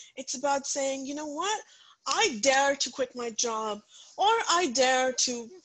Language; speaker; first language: English; non-native, local second language; Punjabi